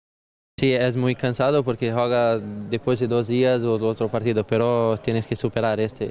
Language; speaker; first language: Spanish; non-native, fluent; Portuguese